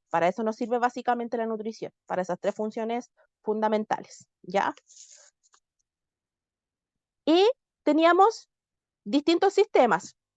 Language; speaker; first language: Spanish; native; Spanish